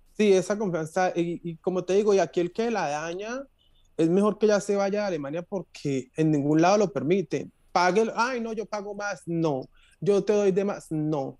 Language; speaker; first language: Spanish; native; Spanish